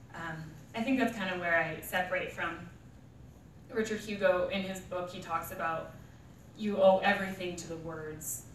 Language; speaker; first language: English; native; English